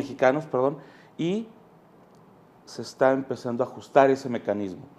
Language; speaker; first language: Spanish; native; Spanish